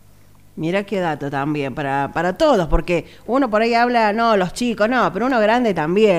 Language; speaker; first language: Spanish; native; Spanish